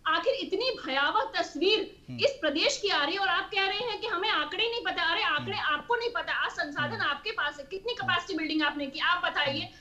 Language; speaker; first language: Hindi; native; Hindi